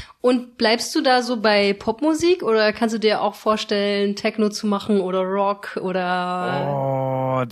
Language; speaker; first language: German; native; German